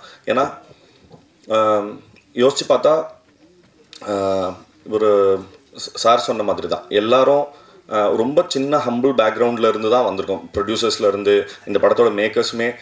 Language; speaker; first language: Tamil; native; Tamil